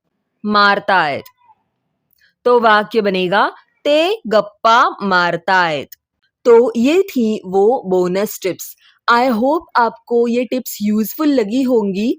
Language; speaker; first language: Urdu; non-native, local second language; Marathi